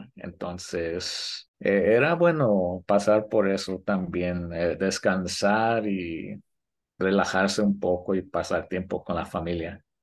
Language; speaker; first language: Spanish; early bilingual, heritage; Spanish